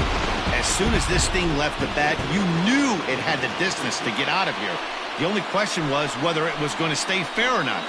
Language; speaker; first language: English; native; English